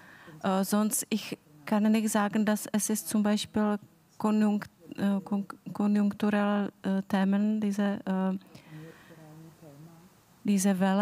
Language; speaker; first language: German; non-native, fluent; Czech